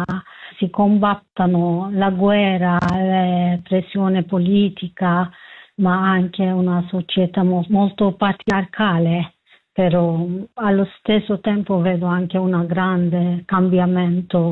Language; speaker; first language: Italian; non-native, fluent; Kurdish